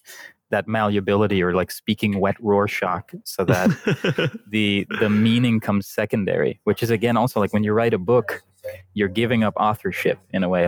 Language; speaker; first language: English; non-native, fluent; Dutch